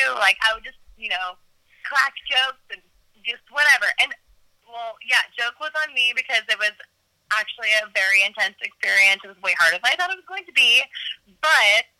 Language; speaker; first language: English; native; English